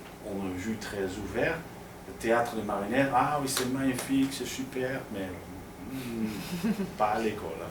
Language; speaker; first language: French; non-native, fluent; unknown